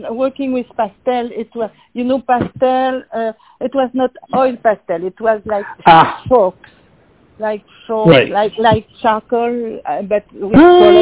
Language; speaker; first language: English; non-native, fluent; French